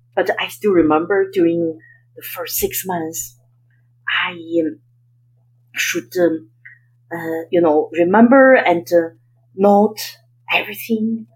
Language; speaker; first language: English; non-native, fluent; Chinese